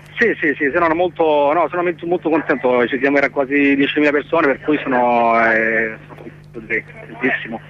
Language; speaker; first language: Italian; non-native, learner; Bangla